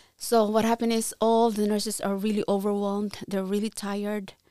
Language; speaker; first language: English; non-native, local second language; Cebuano